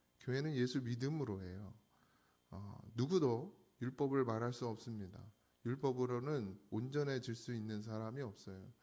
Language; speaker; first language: Korean; native; Korean